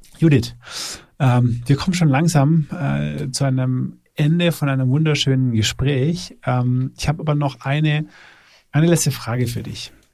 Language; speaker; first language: German; native; German